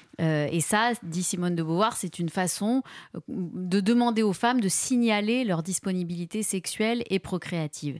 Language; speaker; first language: French; native; French